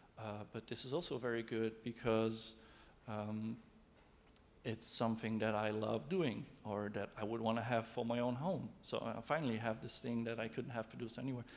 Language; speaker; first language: English; non-native, fluent; Dutch